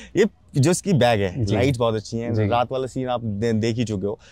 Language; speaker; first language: Hindi; native; Hindi